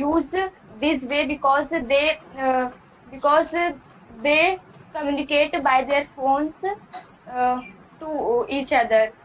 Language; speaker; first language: English; non-native, learner; Hindi